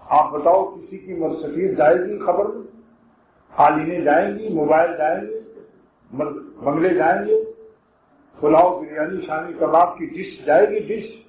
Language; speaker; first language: Urdu; native; Urdu